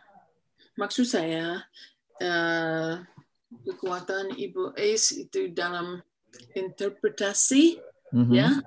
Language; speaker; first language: Indonesian; non-native, fluent; English